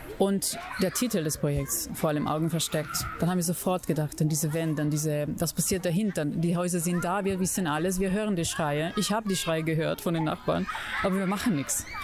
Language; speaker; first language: German; non-native, fluent; Italian